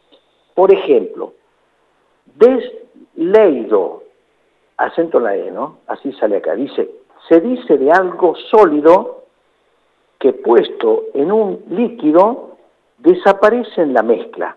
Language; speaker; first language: Spanish; native; Spanish